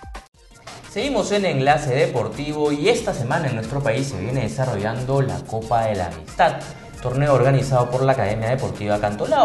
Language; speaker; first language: Spanish; native; Spanish